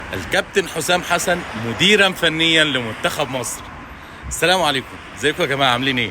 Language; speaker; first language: Arabic; native; Arabic